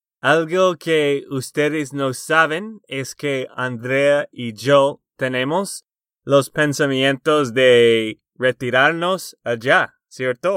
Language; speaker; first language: Spanish; non-native, fluent; English